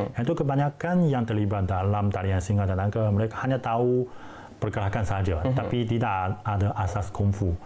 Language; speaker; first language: Malay; non-native, fluent; Chinese